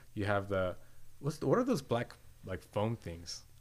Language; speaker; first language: English; native; English